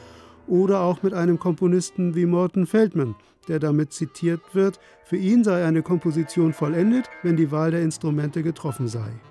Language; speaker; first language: German; native; German